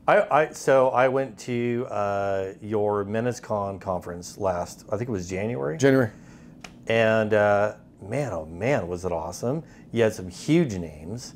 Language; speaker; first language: English; native; English